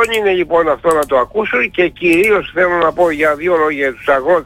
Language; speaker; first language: Greek; native; Greek